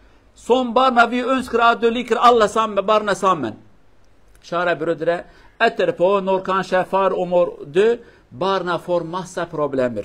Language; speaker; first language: Swedish; non-native, learner; Kurdish